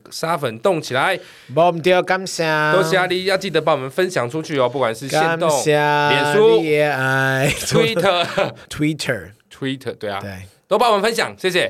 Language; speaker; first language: Chinese; native; Chinese